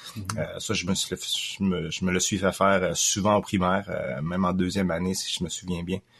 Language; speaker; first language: French; early bilingual, other home language; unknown